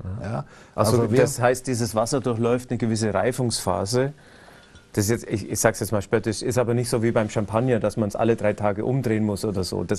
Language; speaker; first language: German; native; German